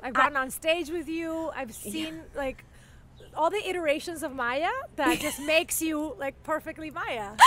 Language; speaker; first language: English; non-native, fluent; Spanish